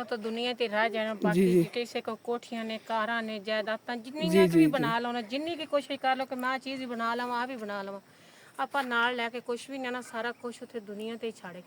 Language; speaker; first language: Punjabi; native; Punjabi